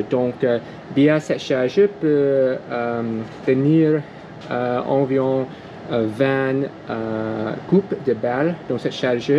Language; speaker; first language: French; non-native, learner; English